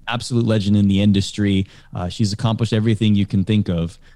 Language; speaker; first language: English; native; English